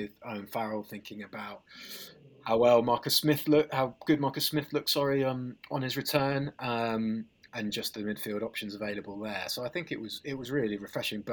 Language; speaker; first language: English; native; English